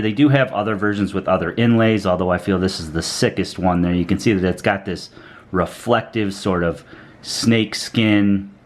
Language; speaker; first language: English; native; English